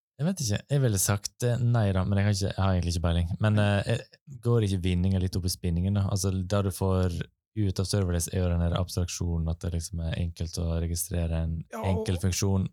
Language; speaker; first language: Norwegian; native; Norwegian